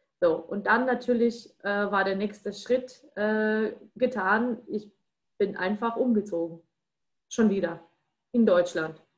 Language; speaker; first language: German; non-native, fluent; Russian